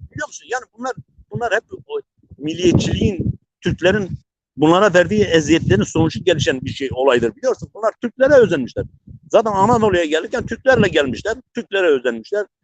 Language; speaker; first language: Turkish; non-native, local second language; Zaza